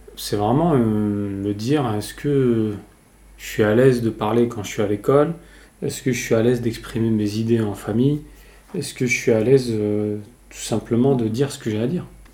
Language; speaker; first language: French; early bilingual, other home language; Kabyle